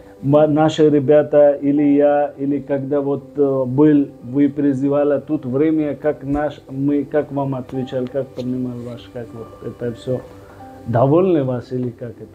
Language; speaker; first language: Russian; non-native, learner; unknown